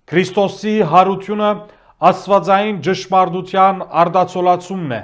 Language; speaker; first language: Armenian; native; Armenian